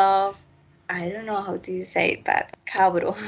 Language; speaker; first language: English; non-native, learner; Spanish